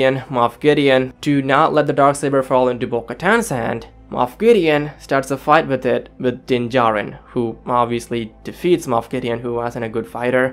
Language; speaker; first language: English; native; English